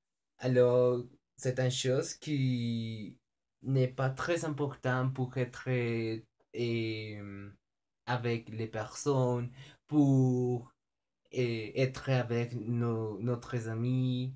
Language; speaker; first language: French; non-native, learner; Spanish